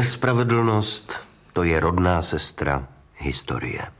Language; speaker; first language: Czech; native; Czech